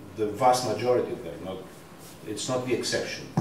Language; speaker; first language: English; non-native, fluent; Greek